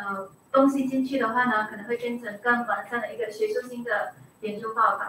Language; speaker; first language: Chinese; native; Chinese